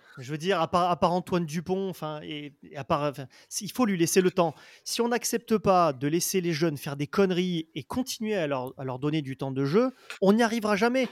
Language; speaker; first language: French; native; French